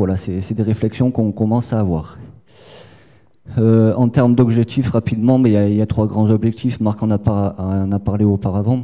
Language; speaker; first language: French; native; French